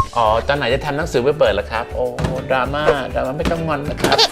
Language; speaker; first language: Thai; early bilingual, heritage; Thai